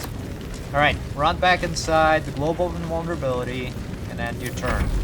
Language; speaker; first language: English; native; English